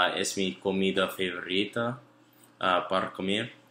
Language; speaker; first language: Spanish; non-native, learner; English